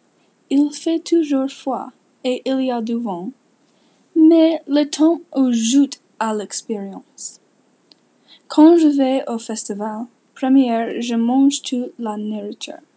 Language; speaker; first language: French; non-native, learner; English